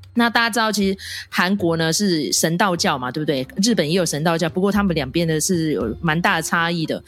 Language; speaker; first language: Chinese; native; Chinese